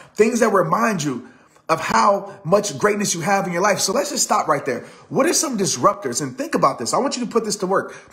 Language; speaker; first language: English; native; English